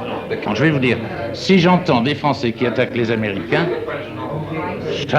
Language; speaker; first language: French; non-native, fluent; English